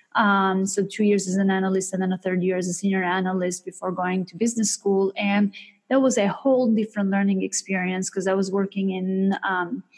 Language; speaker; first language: English; early bilingual, other home language; Albanian